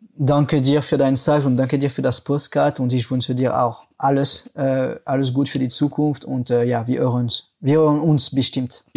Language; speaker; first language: German; non-native, fluent; French